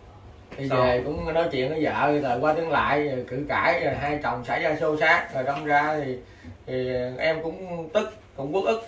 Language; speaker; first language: Vietnamese; native; Vietnamese